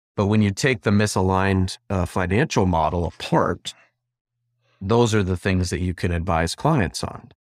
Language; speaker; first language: English; native; English